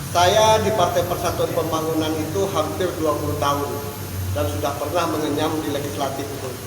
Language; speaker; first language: Indonesian; native; Indonesian